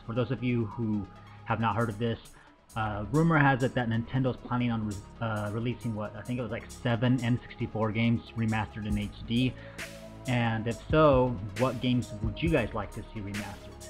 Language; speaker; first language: English; native; English